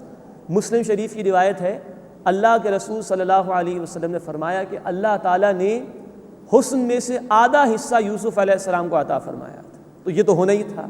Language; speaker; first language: Urdu; native; Urdu